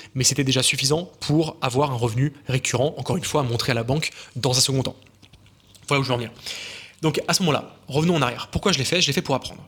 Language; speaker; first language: French; native; French